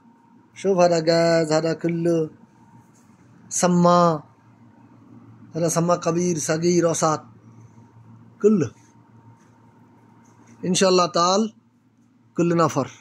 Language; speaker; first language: Arabic; non-native, learner; Bangla